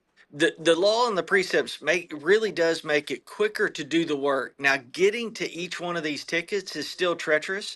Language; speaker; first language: English; native; English